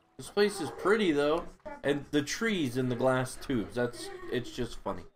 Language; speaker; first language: English; native; English